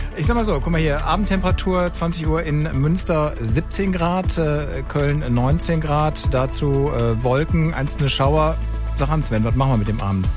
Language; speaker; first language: German; native; German